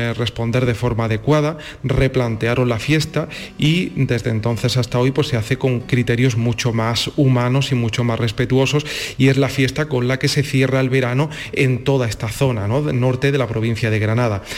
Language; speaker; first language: Spanish; native; Spanish